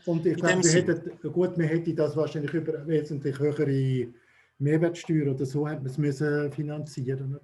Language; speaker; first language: German; native; German